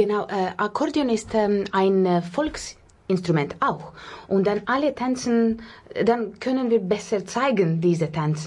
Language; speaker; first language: German; non-native, learner; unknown